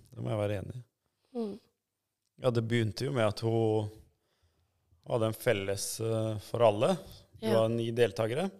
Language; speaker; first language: Norwegian; early bilingual, other home language; Albanian